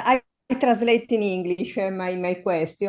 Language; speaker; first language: English; non-native, learner; Italian